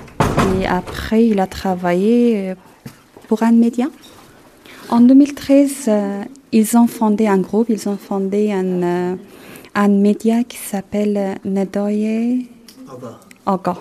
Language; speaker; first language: French; non-native, fluent; Persian